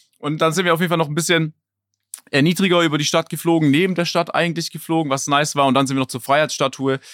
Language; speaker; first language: German; native; German